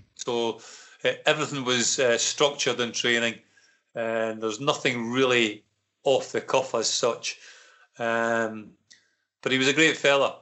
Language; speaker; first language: English; native; English